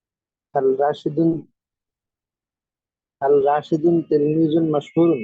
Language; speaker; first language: Arabic; non-native, learner; Bangla